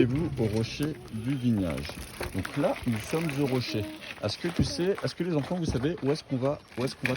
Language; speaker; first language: French; native; French